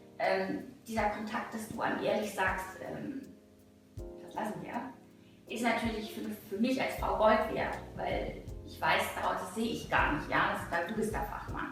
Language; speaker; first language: German; native; German